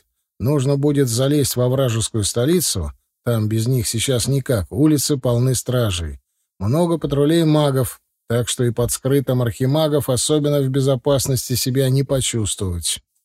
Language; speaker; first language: Russian; native; Russian